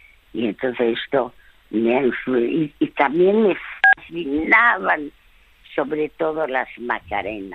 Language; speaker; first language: Spanish; early bilingual, other home language; French